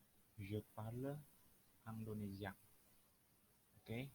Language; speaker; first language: French; non-native, fluent; Indonesian